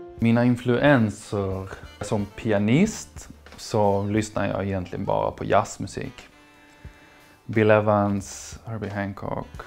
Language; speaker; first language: Swedish; native; Swedish